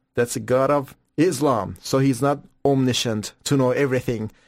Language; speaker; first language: English; non-native, fluent; Persian